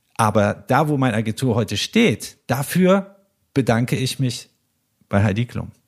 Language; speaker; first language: German; early bilingual, other home language; Persian